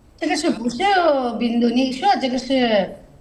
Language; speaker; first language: Chinese; non-native, learner; Telugu